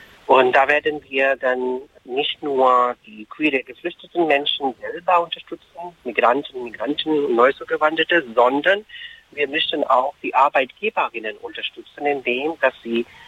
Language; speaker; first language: German; non-native, fluent; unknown